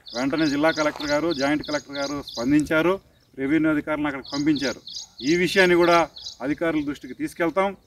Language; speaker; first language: Telugu; native; Telugu